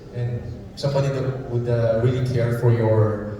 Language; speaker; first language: English; non-native, local second language; Filipino